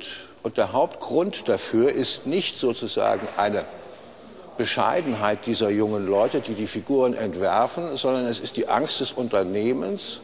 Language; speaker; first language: German; native; German